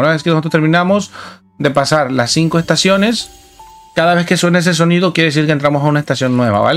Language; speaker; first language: Spanish; native; Spanish